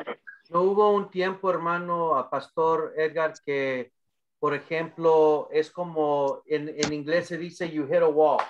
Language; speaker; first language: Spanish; early bilingual, other home language; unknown